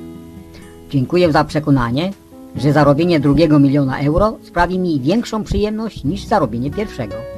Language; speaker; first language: Polish; native; Polish